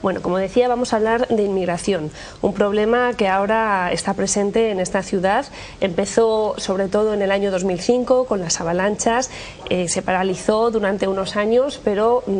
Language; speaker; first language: Spanish; native; Spanish